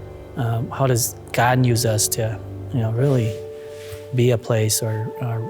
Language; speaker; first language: English; early bilingual, other home language; Hmong